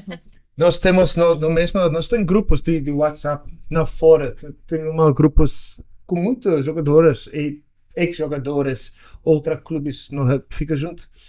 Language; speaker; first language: Portuguese; non-native, learner; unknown